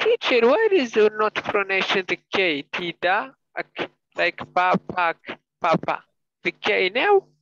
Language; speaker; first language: English; non-native, learner; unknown